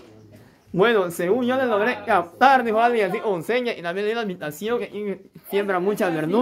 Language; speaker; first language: Spanish; native; Spanish